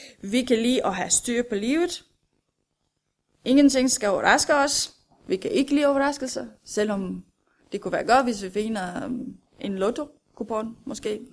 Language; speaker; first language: Danish; non-native, fluent; Romanian